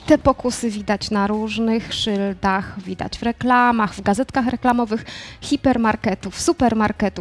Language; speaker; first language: Polish; native; Polish